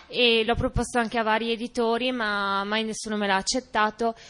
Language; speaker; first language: Italian; native; Italian